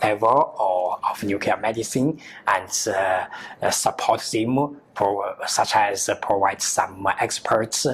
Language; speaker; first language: English; non-native, learner; Chinese